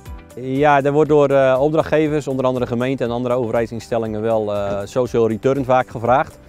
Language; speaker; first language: Dutch; native; Dutch